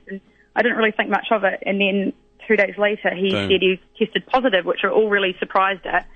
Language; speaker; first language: English; native; English